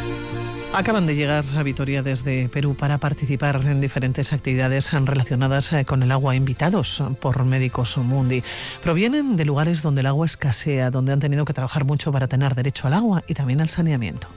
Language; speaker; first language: Spanish; native; Spanish